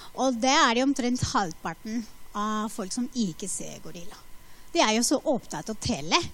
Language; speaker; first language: Norwegian; non-native, fluent; Spanish